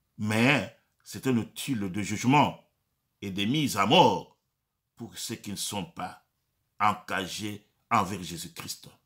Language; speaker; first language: French; non-native, local second language; Lingala